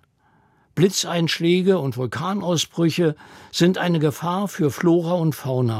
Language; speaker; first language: German; native; German